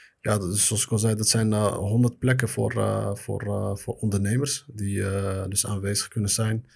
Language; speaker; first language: Dutch; early bilingual, other home language; Arabic